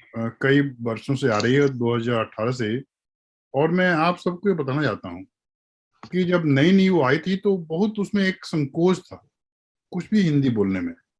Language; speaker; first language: Hindi; native; Hindi